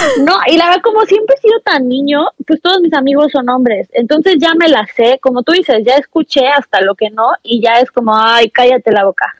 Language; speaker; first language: Spanish; native; Spanish